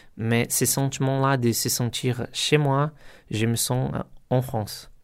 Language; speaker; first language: French; non-native, learner; Portuguese